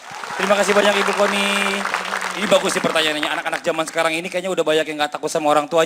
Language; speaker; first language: Indonesian; native; Indonesian